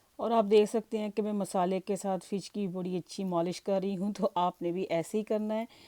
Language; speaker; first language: Urdu; native; Urdu